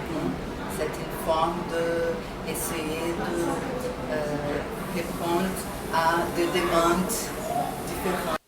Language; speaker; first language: French; non-native, fluent; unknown